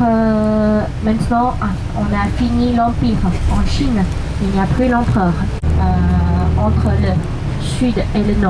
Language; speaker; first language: French; non-native, fluent; Chinese